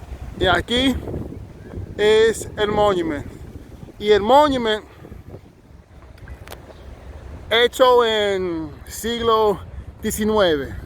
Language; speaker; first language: Spanish; non-native, learner; English